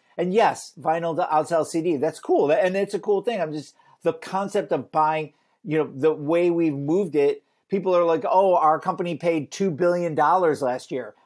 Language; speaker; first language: English; native; English